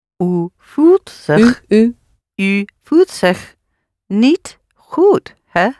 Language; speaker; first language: Dutch; non-native, learner; English